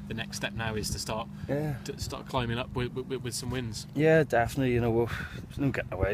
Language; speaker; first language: English; native; English